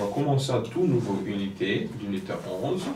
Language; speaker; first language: French; non-native, fluent; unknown